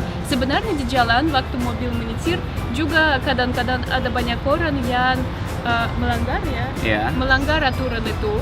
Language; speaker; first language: Indonesian; non-native, learner; Russian